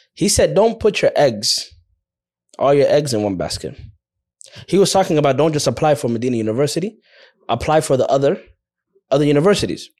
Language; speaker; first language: English; early bilingual, other home language; Somali